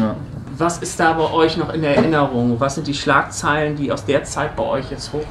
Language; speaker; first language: German; native; German